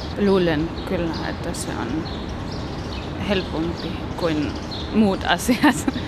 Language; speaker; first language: Finnish; non-native, learner; German